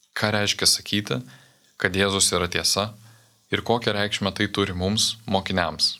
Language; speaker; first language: Lithuanian; native; Lithuanian